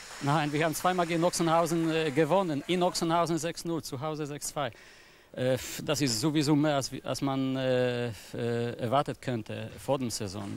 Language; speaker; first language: German; non-native, fluent; Polish